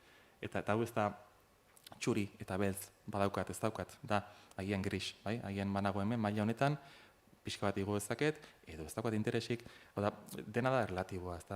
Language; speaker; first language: Basque; native; Basque